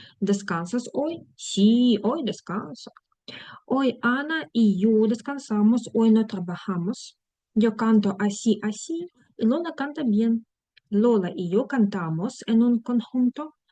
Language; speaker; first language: Spanish; non-native, fluent; Ukrainian